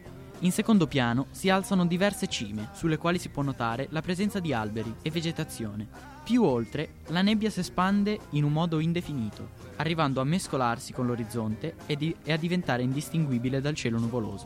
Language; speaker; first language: Italian; native; Italian